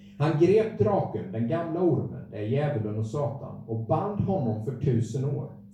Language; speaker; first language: Swedish; native; Swedish